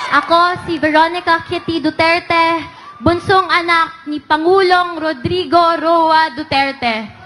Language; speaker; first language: Filipino; non-native, local second language; Cebuano